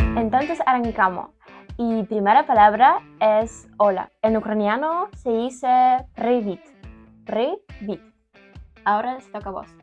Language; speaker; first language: Spanish; non-native, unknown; Ukrainian